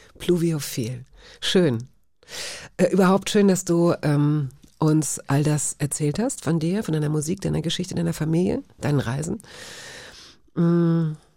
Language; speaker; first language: German; native; German